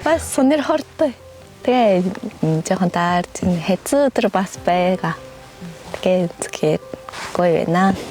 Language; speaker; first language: Mongolian; non-native, learner; Japanese